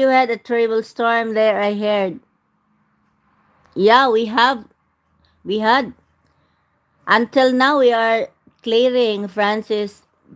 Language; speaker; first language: English; non-native, local second language; Cebuano